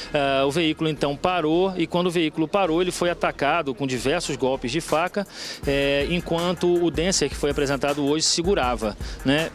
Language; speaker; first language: Portuguese; native; Portuguese